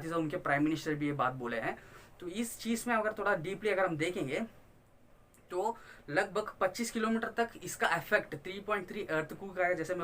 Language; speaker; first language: Hindi; non-native, local second language; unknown